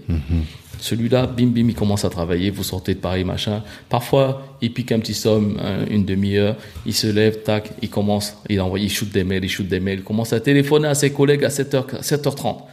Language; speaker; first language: French; native; French